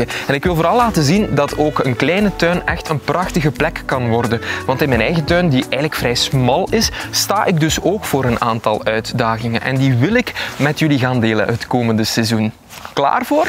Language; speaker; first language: Dutch; native; Dutch